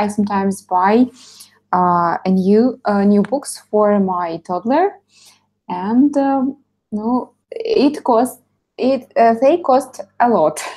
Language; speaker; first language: English; non-native, learner; Russian